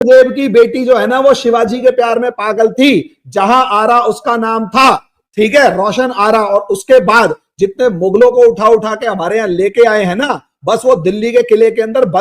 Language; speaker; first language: Hindi; native; Hindi